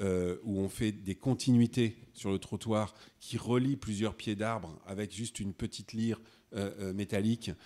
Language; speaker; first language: French; native; French